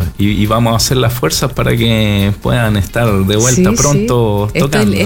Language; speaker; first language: Spanish; native; Spanish